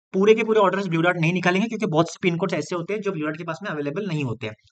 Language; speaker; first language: Hindi; non-native, local second language; Marathi